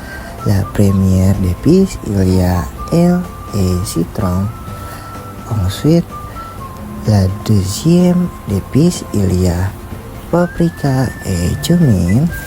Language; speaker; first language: French; non-native, learner; Indonesian